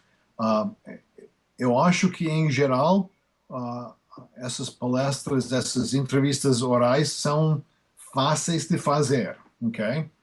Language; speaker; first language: Portuguese; non-native, fluent; English